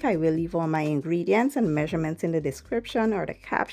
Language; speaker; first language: English; native; English